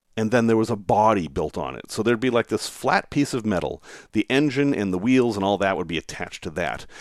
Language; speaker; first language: English; native; English